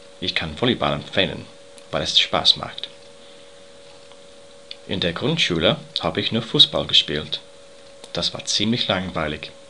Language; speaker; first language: German; non-native, learner; English